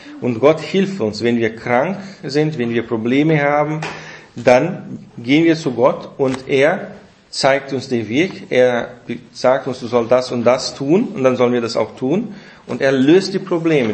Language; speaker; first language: German; non-native, fluent; Portuguese